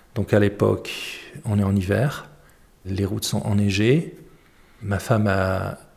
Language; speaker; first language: French; early bilingual, other home language; Arabic